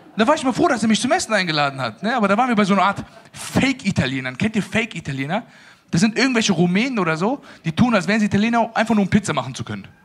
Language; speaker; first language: German; early bilingual, other home language; Persian